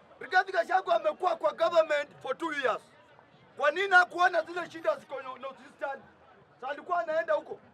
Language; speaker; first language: Swahili; native; Swahili